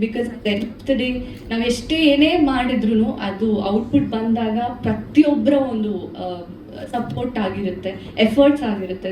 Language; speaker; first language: Kannada; non-native, local second language; Tulu